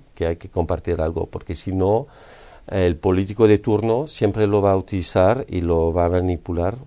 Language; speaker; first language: Spanish; non-native, fluent; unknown